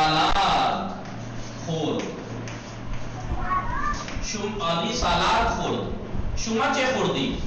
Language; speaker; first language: Persian; non-native, fluent; Urdu